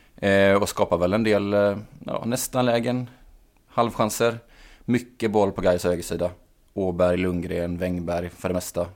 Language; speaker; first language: Swedish; native; Swedish